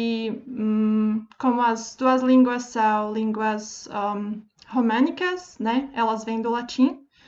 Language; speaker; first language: Portuguese; non-native, fluent; Slovak